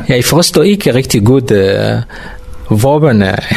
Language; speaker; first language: Danish; non-native, learner; Kurdish